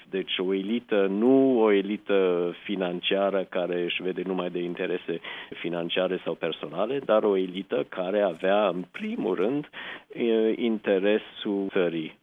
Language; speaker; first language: Romanian; early bilingual, heritage; Romanian